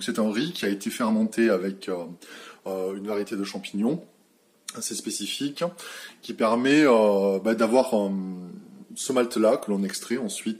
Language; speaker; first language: French; native; French